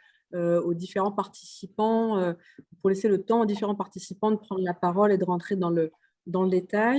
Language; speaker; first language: French; native; French